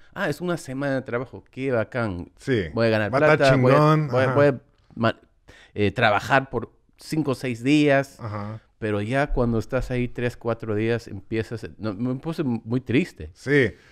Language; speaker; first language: Spanish; early bilingual, heritage; Spanish